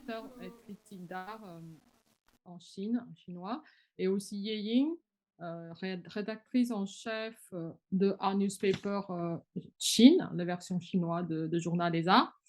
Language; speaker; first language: French; non-native, fluent; Chinese